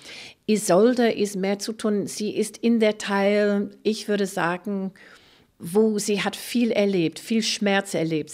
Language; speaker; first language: German; non-native, fluent; English